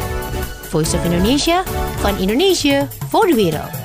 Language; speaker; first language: Dutch; non-native, fluent; Indonesian